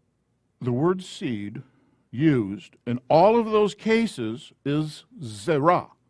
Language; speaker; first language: English; native; English